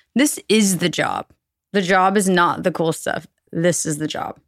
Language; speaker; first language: English; native; English